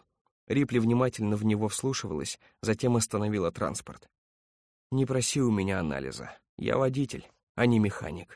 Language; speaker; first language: Russian; native; Russian